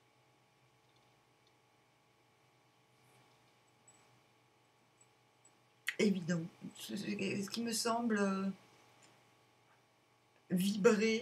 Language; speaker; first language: French; native; French